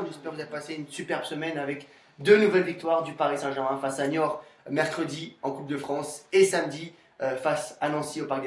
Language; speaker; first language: French; native; French